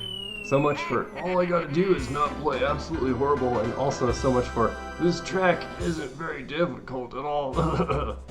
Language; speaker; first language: English; native; English